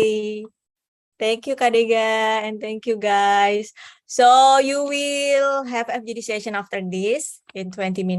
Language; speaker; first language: English; non-native, fluent; Indonesian